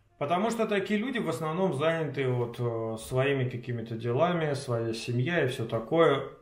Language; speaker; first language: Russian; native; Russian